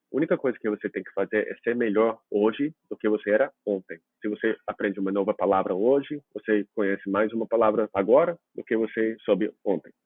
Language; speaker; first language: Portuguese; non-native, fluent; English